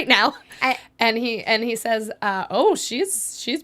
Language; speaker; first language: English; native; English